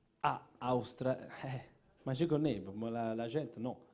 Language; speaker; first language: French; non-native, learner; Italian